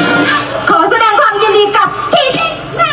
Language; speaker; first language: Thai; native; Thai